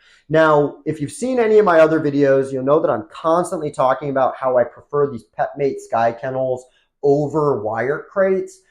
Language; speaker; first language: English; native; English